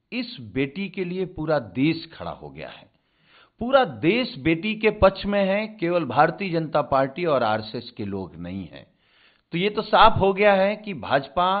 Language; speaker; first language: Hindi; native; Hindi